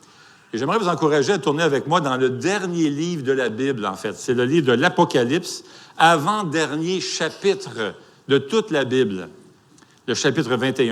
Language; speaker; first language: French; native; French